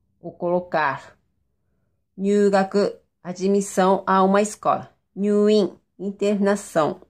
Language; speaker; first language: Portuguese; non-native, fluent; Japanese